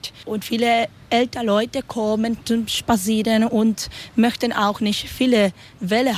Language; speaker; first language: German; non-native, learner; Spanish